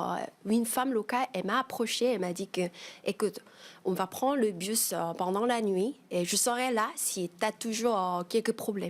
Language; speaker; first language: French; non-native, fluent; Korean